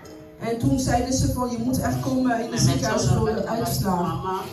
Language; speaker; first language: Dutch; non-native, fluent; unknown